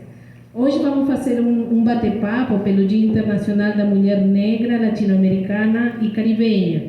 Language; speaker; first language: Portuguese; non-native, fluent; Spanish